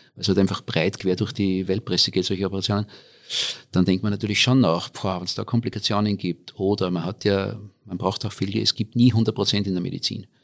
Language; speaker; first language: German; native; German